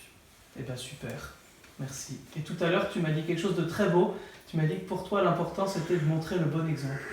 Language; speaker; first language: French; native; French